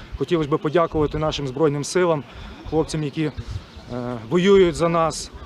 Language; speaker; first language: Ukrainian; native; Ukrainian